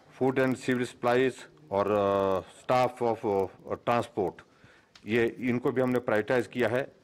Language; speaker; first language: Hindi; native; Hindi